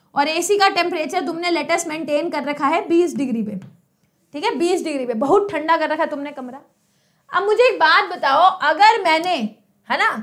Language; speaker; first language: Hindi; native; Hindi